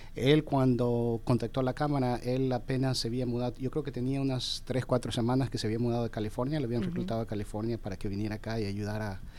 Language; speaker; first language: Spanish; early bilingual, heritage; Spanish